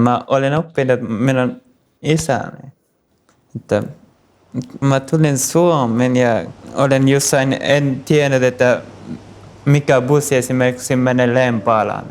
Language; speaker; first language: Finnish; non-native, learner; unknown